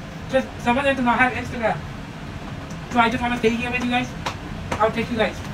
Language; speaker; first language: English; early bilingual, other home language; Spanish